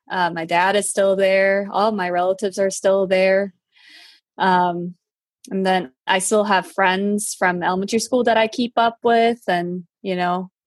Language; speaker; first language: English; early bilingual, other home language; Korean